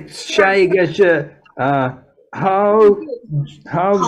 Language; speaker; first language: Chinese; non-native, learner; English